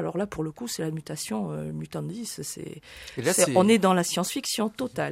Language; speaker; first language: French; native; French